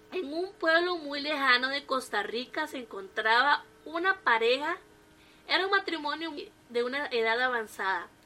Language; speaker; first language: Spanish; native; Spanish